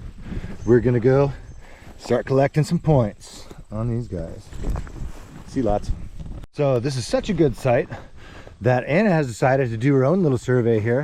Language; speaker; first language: English; native; English